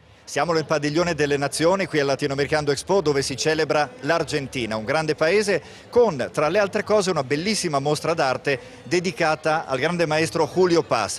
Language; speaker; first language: Italian; native; Italian